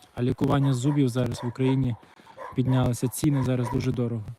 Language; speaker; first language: Ukrainian; non-native, local second language; Russian